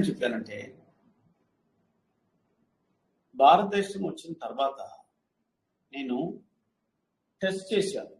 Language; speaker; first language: Telugu; non-native, learner; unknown